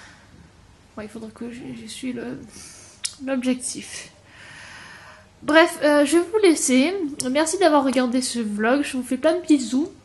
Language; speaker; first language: French; native; French